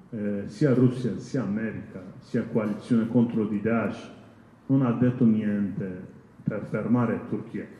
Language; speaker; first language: Italian; non-native, learner; Kurdish